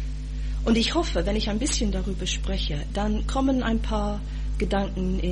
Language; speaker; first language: German; non-native, fluent; English